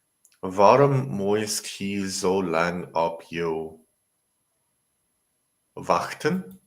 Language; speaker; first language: Dutch; non-native, learner; English